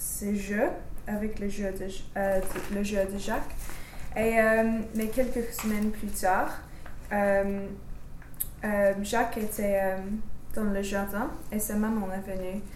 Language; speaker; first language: French; non-native, learner; English